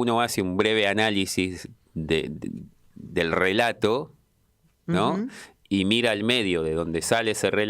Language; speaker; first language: Spanish; native; Spanish